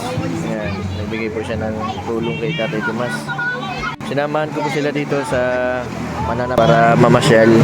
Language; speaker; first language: Filipino; non-native, local second language; Bikol